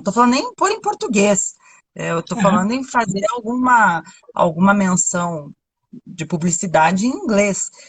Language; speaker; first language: Portuguese; native; Portuguese